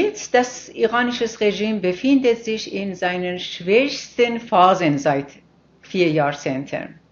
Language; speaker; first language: German; non-native, fluent; Persian